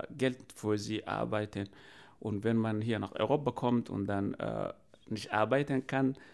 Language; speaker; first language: German; non-native, learner; Arabic